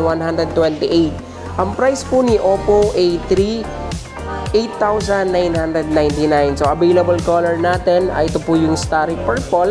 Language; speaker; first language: Filipino; native; Filipino